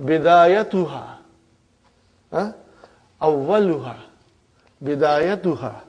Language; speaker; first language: Arabic; non-native, fluent; English